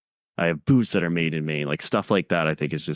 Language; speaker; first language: English; native; English